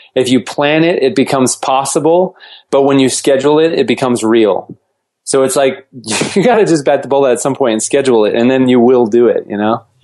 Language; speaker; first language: English; native; English